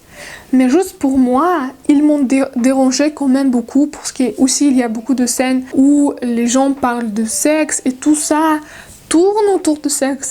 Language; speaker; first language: French; non-native, learner; Russian